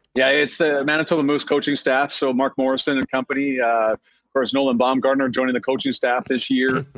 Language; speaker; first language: English; native; English